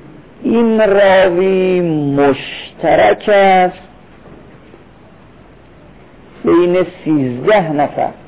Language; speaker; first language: Persian; native; Persian